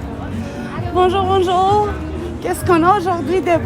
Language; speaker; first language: French; non-native, fluent; Arabic